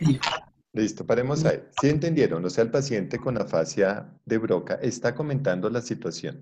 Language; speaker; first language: Spanish; native; Spanish